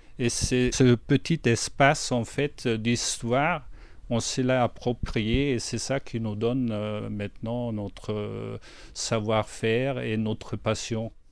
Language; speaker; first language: French; non-native, fluent; German